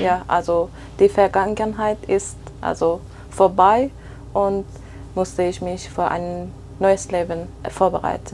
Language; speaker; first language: German; non-native, fluent; Persian